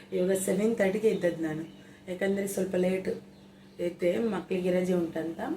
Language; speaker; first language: Kannada; native; Kannada